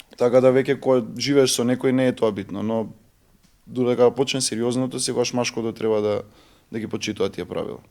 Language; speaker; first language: Macedonian; native; Macedonian